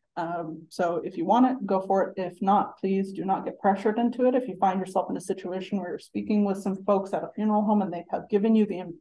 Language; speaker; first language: English; native; English